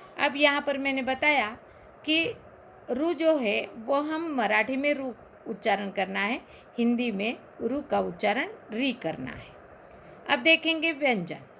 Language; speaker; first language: Hindi; non-native, local second language; Marathi